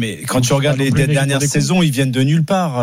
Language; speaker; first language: French; native; French